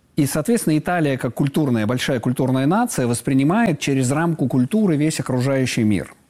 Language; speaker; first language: Russian; native; Russian